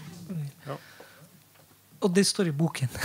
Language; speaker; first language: Norwegian; non-native, fluent; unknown